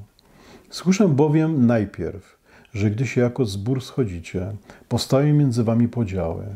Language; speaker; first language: Polish; native; Polish